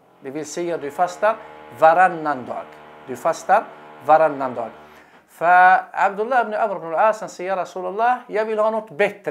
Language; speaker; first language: Swedish; non-native, fluent; Arabic